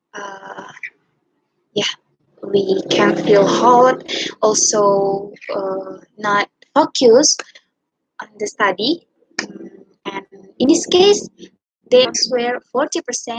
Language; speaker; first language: English; non-native, learner; Indonesian